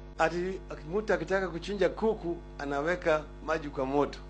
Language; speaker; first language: Swahili; non-native, local second language; Luo (Kenya and Tanzania)